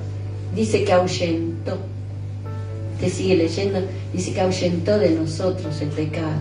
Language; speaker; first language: Spanish; native; Spanish